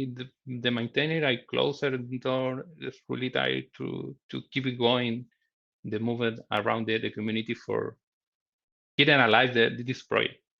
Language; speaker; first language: English; non-native, learner; Spanish